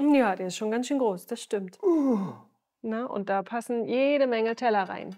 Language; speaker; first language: German; native; German